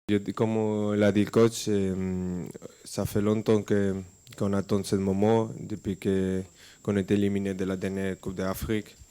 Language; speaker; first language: French; non-native, fluent; Spanish